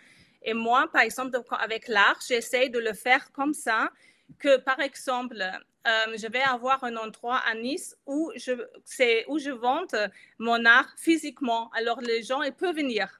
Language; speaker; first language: French; non-native, fluent; German